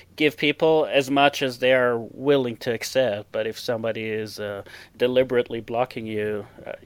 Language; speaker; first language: English; non-native, fluent; Hebrew